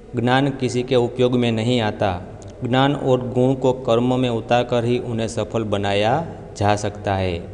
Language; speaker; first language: Hindi; non-native, local second language; Gujarati